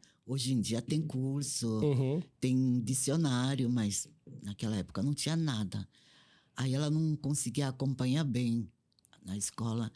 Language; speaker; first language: Portuguese; non-native, fluent; Korean